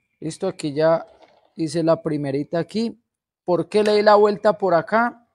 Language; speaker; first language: Spanish; native; Spanish